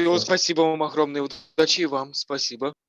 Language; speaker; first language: Russian; native; Russian